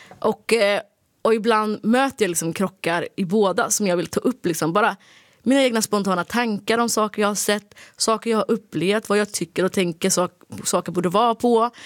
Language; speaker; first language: Swedish; early bilingual, other home language; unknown